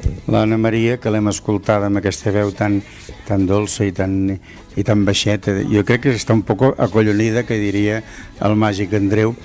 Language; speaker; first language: Catalan; native; Catalan